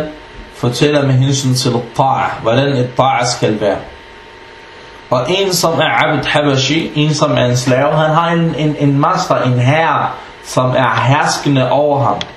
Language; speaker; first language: Danish; non-native, fluent; Arabic